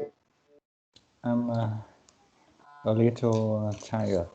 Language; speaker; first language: English; non-native, learner; Vietnamese